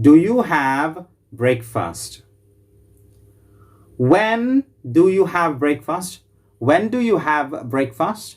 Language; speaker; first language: English; non-native, local second language; Malayalam